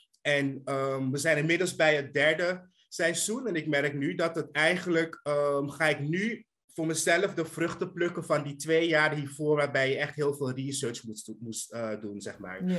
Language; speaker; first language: Dutch; native; Dutch